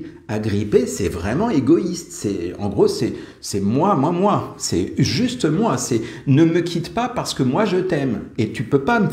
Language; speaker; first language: French; native; French